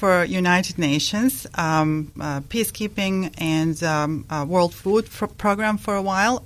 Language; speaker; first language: English; non-native, fluent; Bosnian